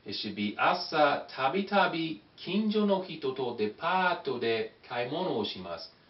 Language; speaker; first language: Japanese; non-native, learner; English